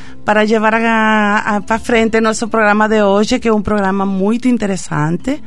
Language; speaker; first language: Portuguese; non-native, fluent; Spanish